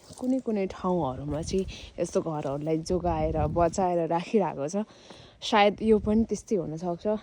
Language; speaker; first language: Nepali; native; Nepali